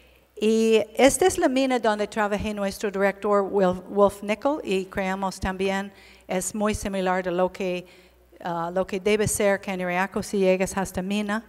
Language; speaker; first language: Spanish; non-native, learner; English